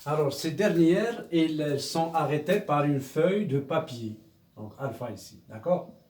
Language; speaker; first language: French; non-native, local second language; Arabic